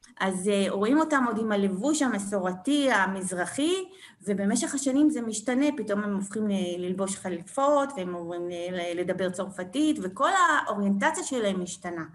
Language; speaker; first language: Hebrew; early bilingual, other home language; French